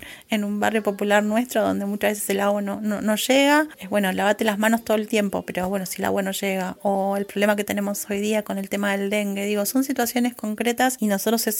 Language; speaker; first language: Spanish; native; Spanish